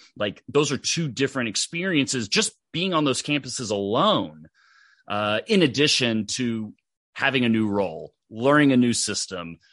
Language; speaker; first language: English; native; English